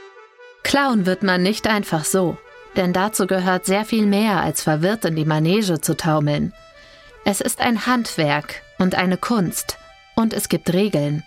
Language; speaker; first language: German; native; German